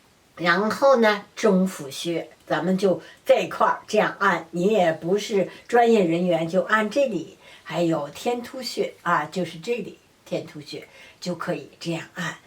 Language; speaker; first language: Chinese; native; Chinese